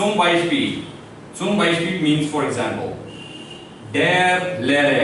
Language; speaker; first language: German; non-native, learner; Hindi